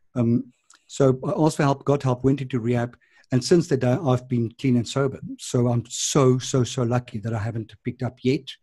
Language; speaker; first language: English; non-native, local second language; Afrikaans